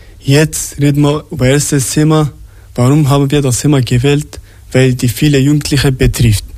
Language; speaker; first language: German; non-native, learner; Arabic